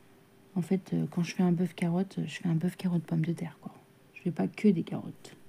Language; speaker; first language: French; native; French